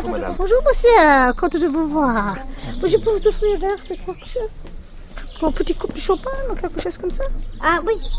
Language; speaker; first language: French; non-native, fluent; English